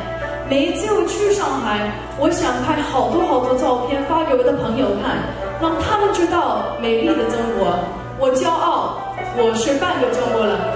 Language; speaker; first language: Chinese; early bilingual, heritage; Chinese